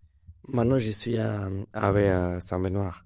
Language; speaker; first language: French; non-native, learner; Spanish